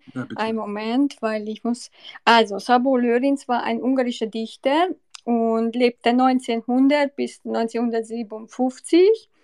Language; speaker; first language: German; non-native, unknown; Hungarian